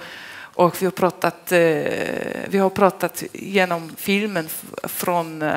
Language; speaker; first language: Swedish; non-native, fluent; Polish